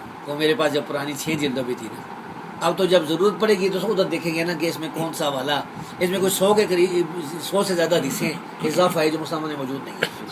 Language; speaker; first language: Urdu; non-native, local second language; Pashto